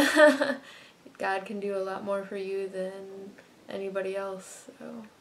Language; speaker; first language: English; native; English